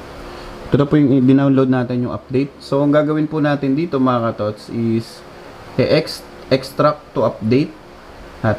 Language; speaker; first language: Filipino; native; Filipino